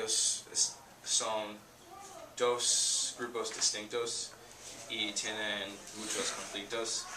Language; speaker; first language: Spanish; non-native, learner; English